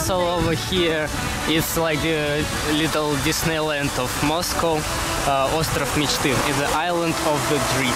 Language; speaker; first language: English; non-native, learner; Russian